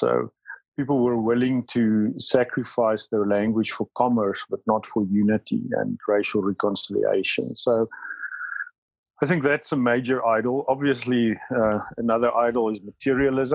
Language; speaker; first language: English; non-native, local second language; Afrikaans